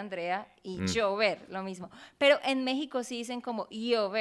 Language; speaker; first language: Spanish; native; Spanish